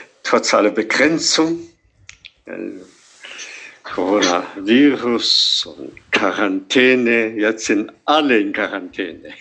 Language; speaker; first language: German; non-native, fluent; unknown